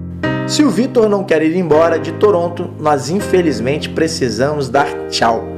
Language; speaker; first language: Portuguese; native; Portuguese